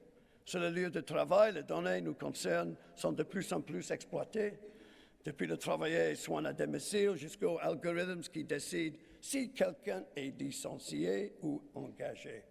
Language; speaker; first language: French; non-native, fluent; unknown